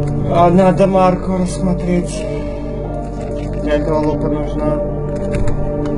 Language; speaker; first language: Russian; native; Russian